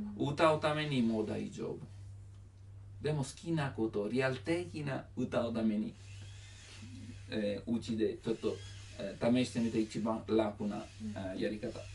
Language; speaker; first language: Japanese; non-native, learner; Italian